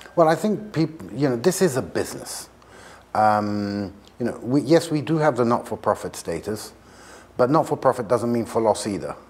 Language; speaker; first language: English; native; English